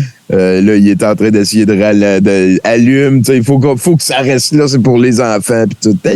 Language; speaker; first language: French; native; French